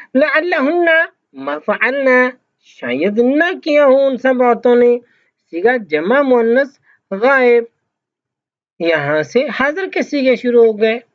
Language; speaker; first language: Urdu; native; Urdu